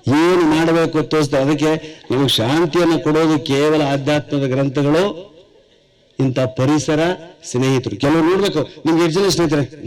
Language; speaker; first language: Kannada; native; Kannada